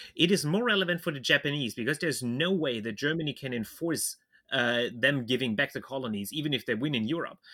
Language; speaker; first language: English; non-native, fluent; German